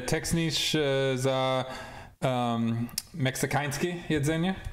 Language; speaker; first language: Polish; non-native, learner; English